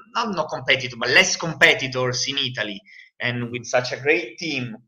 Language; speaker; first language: English; non-native, fluent; Italian